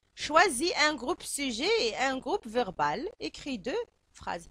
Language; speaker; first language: French; non-native, local second language; Arabic